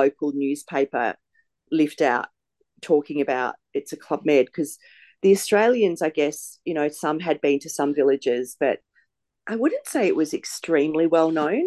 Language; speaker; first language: English; native; English